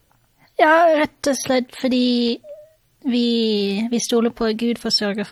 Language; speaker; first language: Norwegian; non-native, fluent; English